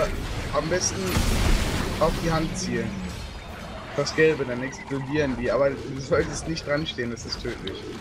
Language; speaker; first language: German; native; German